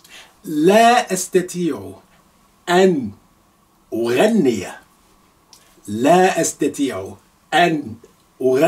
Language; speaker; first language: Arabic; non-native, fluent; Yoruba